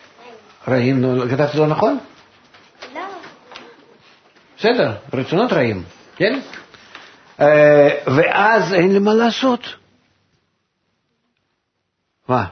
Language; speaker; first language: Hebrew; non-native, fluent; Russian